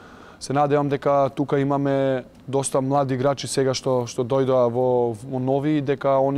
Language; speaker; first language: Macedonian; native; Macedonian